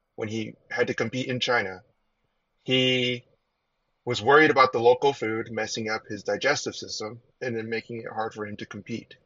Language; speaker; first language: English; early bilingual, other home language; Chinese